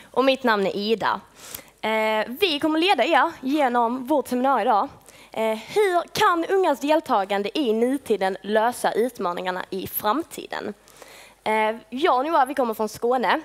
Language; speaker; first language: Swedish; native; Swedish